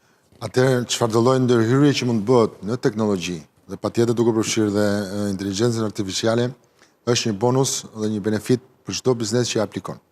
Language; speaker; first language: Albanian; native; Albanian